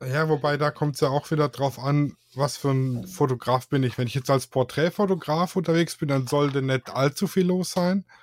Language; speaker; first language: German; native; German